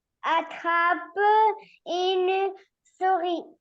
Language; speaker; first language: French; non-native, learner; Arabic